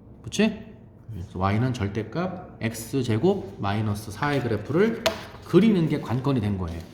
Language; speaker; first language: Korean; native; Korean